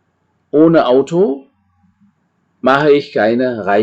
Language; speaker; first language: German; non-native, fluent; Indonesian